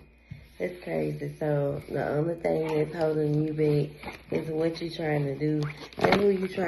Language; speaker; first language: English; native; English